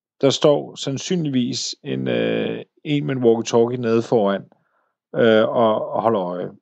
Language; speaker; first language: Danish; native; Danish